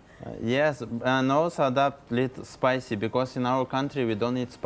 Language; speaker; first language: English; non-native, learner; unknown